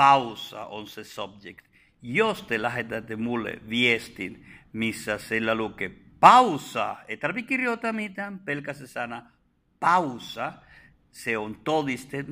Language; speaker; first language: Finnish; non-native, fluent; Spanish